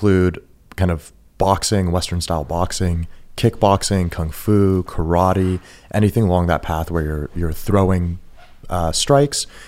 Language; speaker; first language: English; early bilingual, other home language; Persian